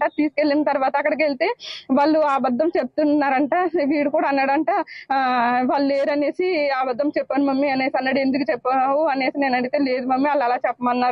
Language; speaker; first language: Telugu; native; Telugu